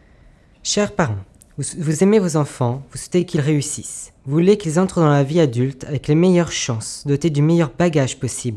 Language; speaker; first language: French; native; French